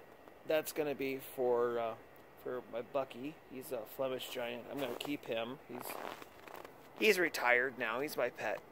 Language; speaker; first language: English; native; English